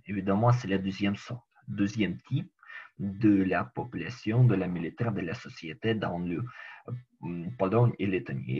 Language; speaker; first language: French; non-native, learner; Ukrainian